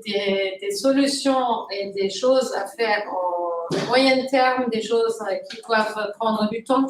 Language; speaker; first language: French; non-native, fluent; Italian